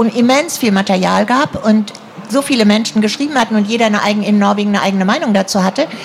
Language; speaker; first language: German; native; German